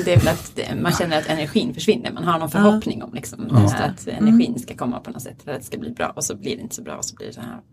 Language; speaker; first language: Swedish; native; Swedish